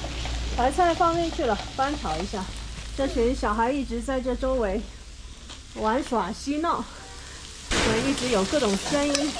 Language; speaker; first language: Chinese; native; Chinese